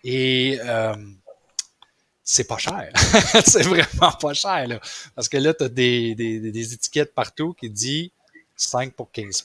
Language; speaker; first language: French; native; French